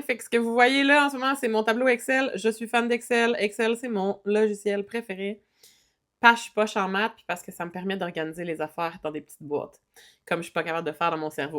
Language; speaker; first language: French; native; French